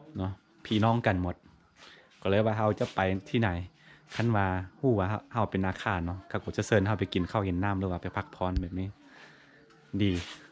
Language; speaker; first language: Thai; non-native, local second language; Akha